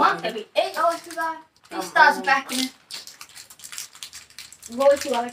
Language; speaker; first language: Finnish; non-native, learner; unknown